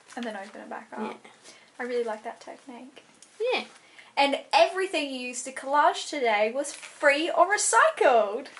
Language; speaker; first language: English; native; English